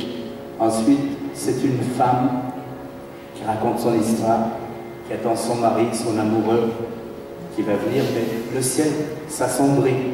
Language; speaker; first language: French; non-native, fluent; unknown